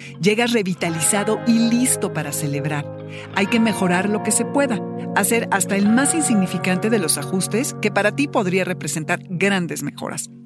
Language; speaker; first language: Spanish; native; Spanish